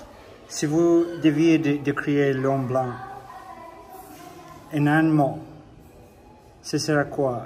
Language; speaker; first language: French; non-native, learner; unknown